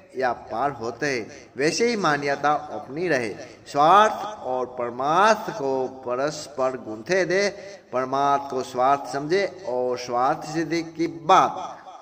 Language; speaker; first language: Hindi; non-native, local second language; Gujarati